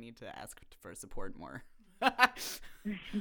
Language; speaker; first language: English; native; English